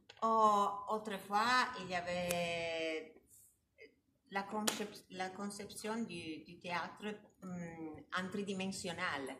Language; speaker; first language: French; non-native, learner; Italian